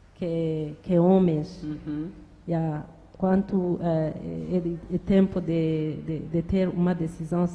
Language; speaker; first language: Portuguese; non-native, learner; Kinyarwanda